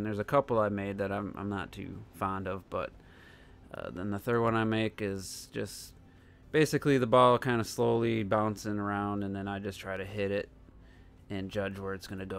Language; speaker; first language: English; native; English